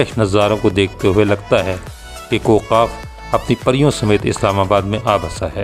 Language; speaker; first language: Urdu; native; Urdu